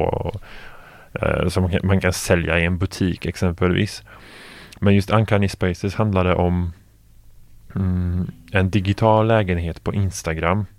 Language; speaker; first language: Swedish; non-native, fluent; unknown